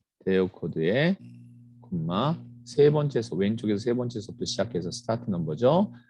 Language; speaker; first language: Korean; native; Korean